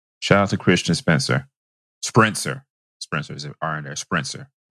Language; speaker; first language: English; native; English